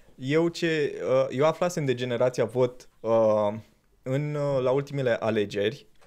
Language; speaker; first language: Romanian; native; Romanian